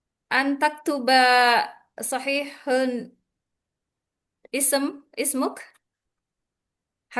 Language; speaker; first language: Arabic; non-native, learner; Indonesian